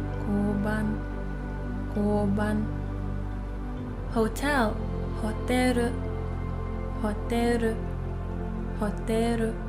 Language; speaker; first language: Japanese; non-native, fluent; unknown